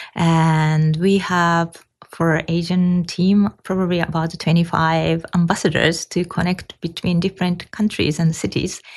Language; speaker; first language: English; non-native, fluent; Japanese